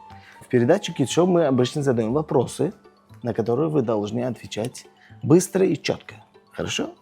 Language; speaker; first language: Russian; non-native, local second language; Tajik